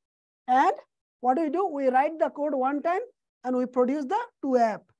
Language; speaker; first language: English; non-native, fluent; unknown